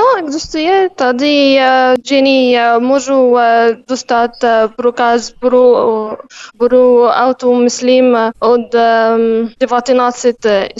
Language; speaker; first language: Czech; non-native, learner; Arabic